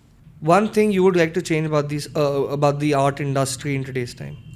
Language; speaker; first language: English; non-native, local second language; Hindi